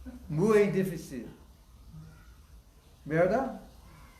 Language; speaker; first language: Spanish; non-native, learner; English